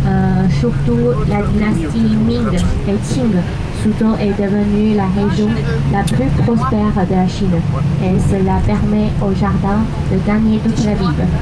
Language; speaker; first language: French; non-native, fluent; Chinese